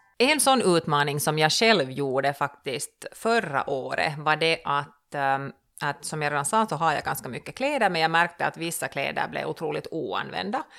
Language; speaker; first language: Swedish; native; Swedish